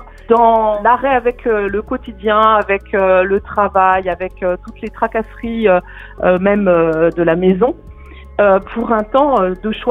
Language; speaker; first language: French; native; French